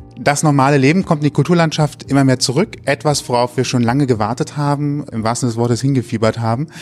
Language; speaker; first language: German; native; German